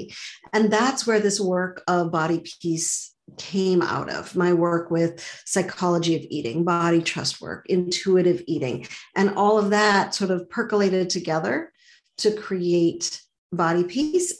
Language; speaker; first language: English; native; English